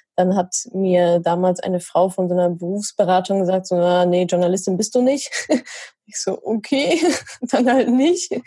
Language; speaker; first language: German; native; German